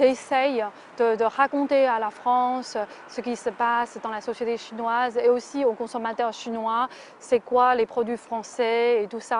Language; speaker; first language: French; non-native, fluent; Chinese